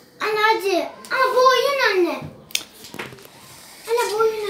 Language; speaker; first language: Turkish; early bilingual, heritage; Turkish